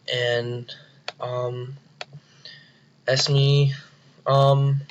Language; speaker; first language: Spanish; non-native, learner; English